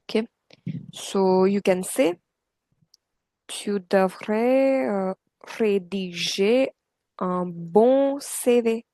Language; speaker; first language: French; non-native, fluent; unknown